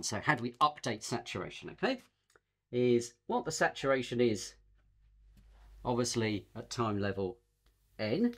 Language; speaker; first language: English; native; English